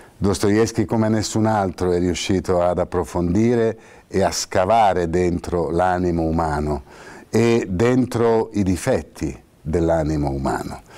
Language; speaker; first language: Italian; native; Italian